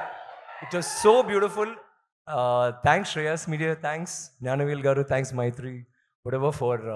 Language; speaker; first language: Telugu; non-native, learner; Tamil